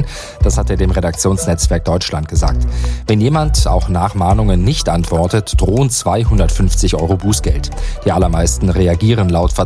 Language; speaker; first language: German; native; German